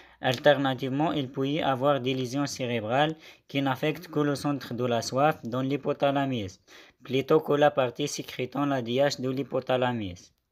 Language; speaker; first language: French; non-native, local second language; Arabic